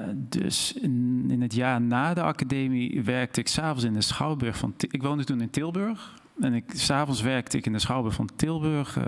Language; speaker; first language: Dutch; native; Dutch